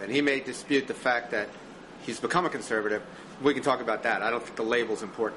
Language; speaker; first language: English; native; English